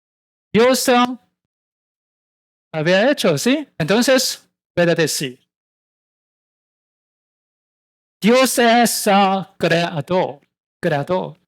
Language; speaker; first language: Spanish; non-native, learner; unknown